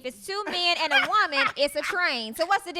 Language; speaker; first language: English; native; English